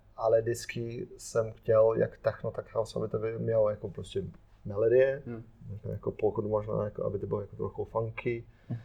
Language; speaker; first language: Czech; non-native, fluent; English